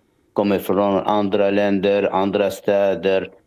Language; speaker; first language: Swedish; non-native, fluent; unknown